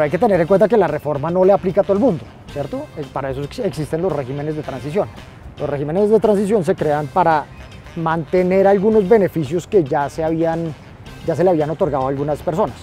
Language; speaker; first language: Spanish; native; Spanish